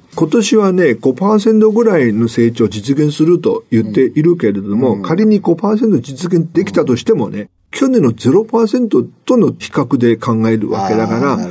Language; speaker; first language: Japanese; non-native, fluent; Chinese